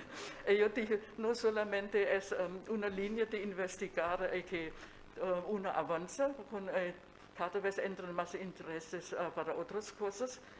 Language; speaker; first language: Spanish; non-native, fluent; German